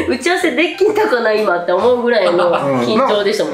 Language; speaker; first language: Japanese; native; Japanese